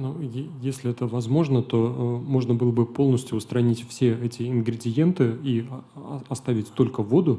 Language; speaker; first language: Russian; native; Russian